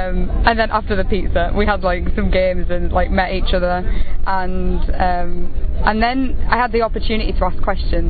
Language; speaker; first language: English; native; English